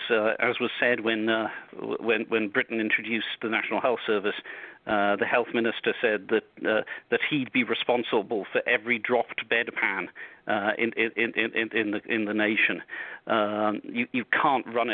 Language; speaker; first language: English; native; English